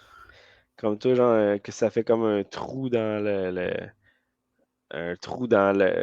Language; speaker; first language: French; native; French